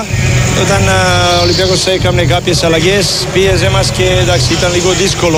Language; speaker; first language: Greek; non-native, fluent; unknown